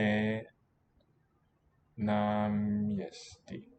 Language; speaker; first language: Czech; non-native, learner; English